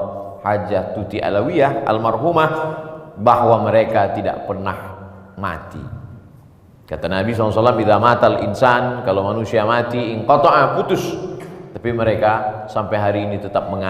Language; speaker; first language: Indonesian; non-native, local second language; Malay